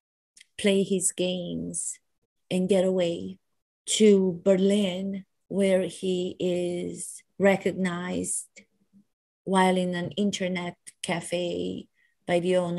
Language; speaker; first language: English; non-native, fluent; Romanian